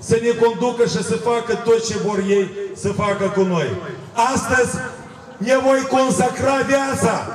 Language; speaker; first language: Romanian; non-native, local second language; Russian